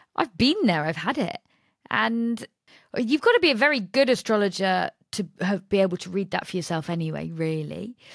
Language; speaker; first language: English; native; English